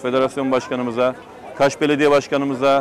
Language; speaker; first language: Turkish; native; Turkish